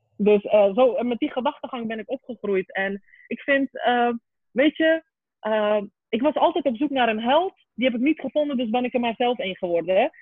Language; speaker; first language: Dutch; early bilingual, other home language; Persian